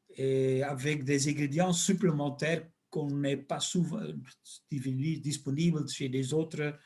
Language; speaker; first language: French; non-native, local second language; Dutch